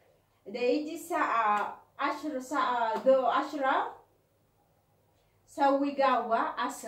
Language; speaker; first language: Arabic; non-native, learner; Oromo